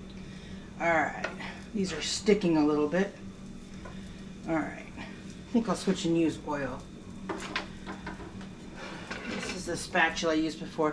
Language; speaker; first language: English; native; English